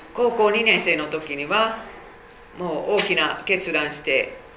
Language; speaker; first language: Japanese; non-native, fluent; Finnish